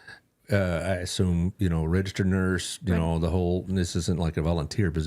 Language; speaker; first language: English; native; English